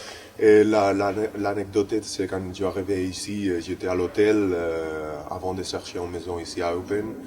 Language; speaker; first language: French; non-native, learner; Spanish